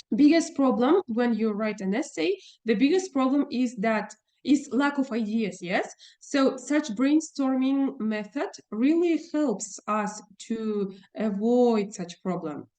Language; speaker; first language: English; non-native, fluent; Russian